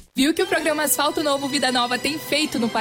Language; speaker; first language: Portuguese; native; Portuguese